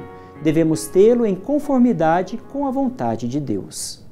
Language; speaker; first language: Portuguese; native; Portuguese